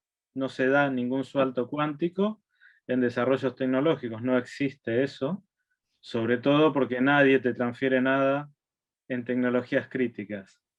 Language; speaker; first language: Spanish; native; Spanish